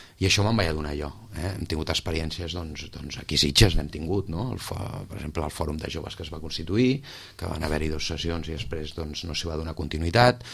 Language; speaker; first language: Catalan; native; Catalan